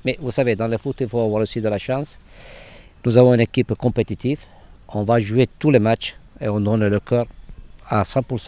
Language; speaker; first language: French; non-native, fluent; Italian